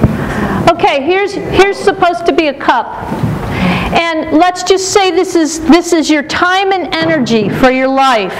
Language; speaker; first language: English; native; English